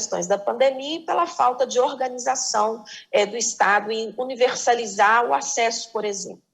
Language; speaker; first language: Portuguese; native; Portuguese